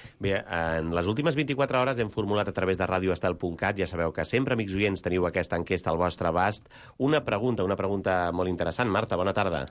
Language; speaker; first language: Catalan; native; Catalan